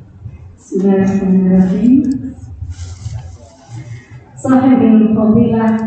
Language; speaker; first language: Arabic; non-native, learner; Indonesian